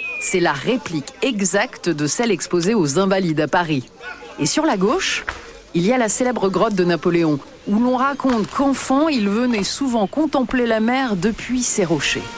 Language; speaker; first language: French; native; French